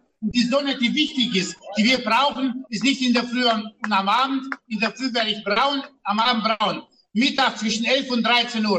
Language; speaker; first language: German; non-native, fluent; Romanian